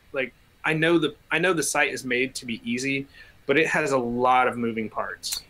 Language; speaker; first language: English; native; English